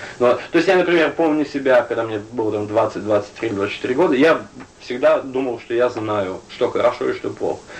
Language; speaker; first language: Russian; native; Russian